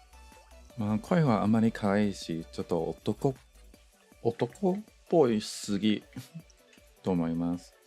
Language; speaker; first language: Japanese; non-native, learner; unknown